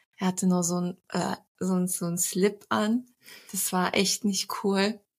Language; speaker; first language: German; early bilingual, other home language; Turkish